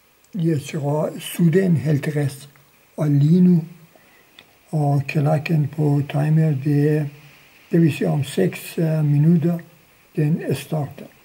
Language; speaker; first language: Danish; non-native, local second language; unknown